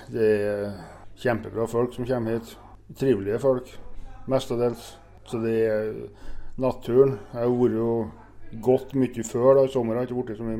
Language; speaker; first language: Norwegian; native; Norwegian